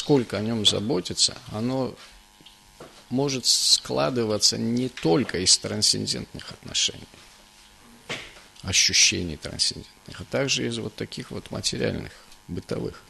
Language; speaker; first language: Russian; native; Russian